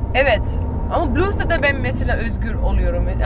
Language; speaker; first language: Turkish; early bilingual, heritage; Turkish